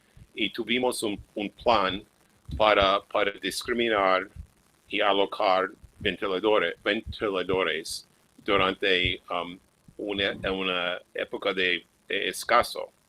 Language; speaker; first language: Spanish; non-native, fluent; English